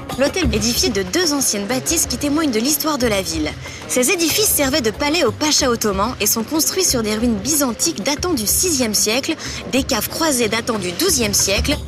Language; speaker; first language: French; native; French